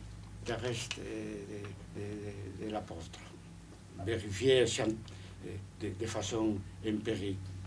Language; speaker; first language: French; non-native, fluent; Spanish